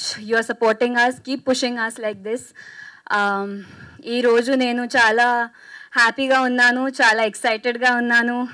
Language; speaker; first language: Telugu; non-native, fluent; Hindi